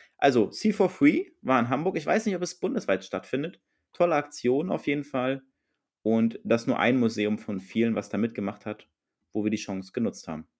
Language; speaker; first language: German; native; German